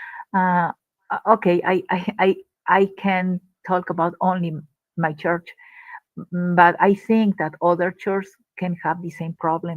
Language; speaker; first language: English; non-native, learner; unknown